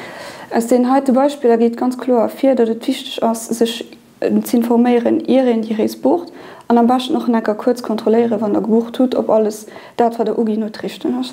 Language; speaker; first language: German; non-native, local second language; Luxembourgish